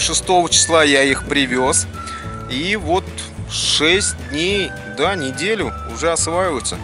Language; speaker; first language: Russian; native; Russian